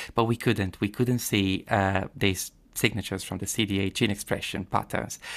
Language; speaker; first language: English; non-native, fluent; Italian